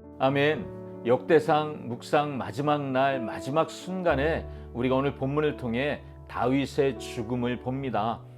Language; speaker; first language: Korean; native; Korean